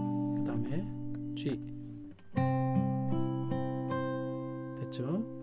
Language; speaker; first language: Korean; native; Korean